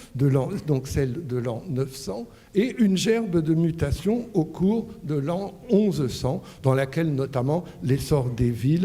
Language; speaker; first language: French; native; French